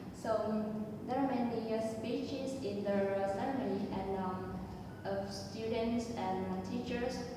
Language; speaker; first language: English; non-native, fluent; Vietnamese